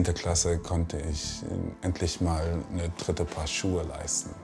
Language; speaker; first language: German; non-native, fluent; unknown